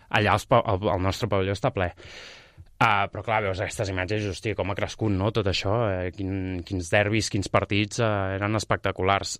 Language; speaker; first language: Catalan; native; Catalan